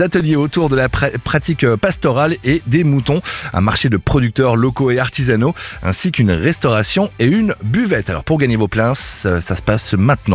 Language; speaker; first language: French; native; French